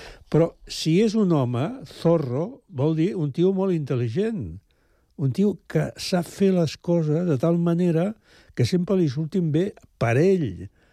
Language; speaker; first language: Catalan; native; Catalan